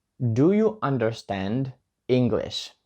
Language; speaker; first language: English; non-native, learner; Ukrainian